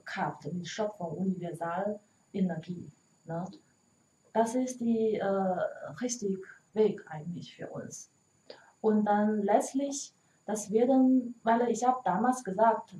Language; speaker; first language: German; non-native, learner; Chinese